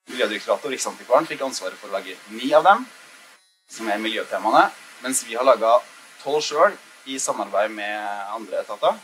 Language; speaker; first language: Norwegian; native; Norwegian